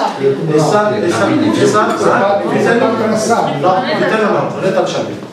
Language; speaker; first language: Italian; non-native, learner; Arabic